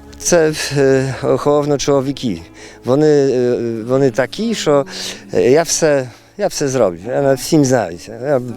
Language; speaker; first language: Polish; non-native, learner; Ukrainian